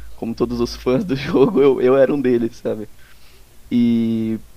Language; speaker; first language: Portuguese; native; Portuguese